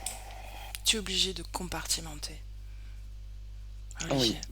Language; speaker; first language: French; native; French